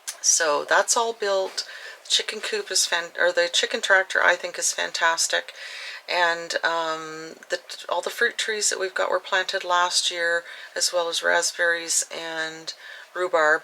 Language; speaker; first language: English; native; English